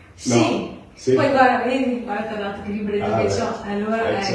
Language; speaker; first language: Italian; native; Italian